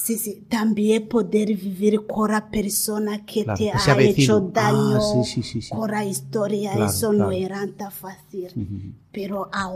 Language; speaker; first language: Spanish; non-native, learner; Kinyarwanda